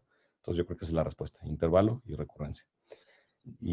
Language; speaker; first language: Spanish; native; Spanish